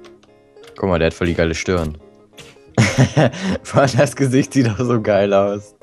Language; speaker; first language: German; native; German